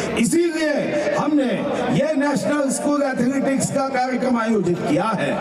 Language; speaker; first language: Hindi; non-native, local second language; Marathi